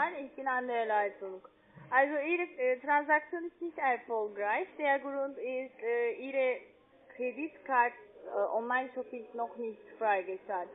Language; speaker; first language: German; non-native, learner; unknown